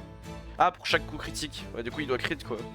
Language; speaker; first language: French; native; French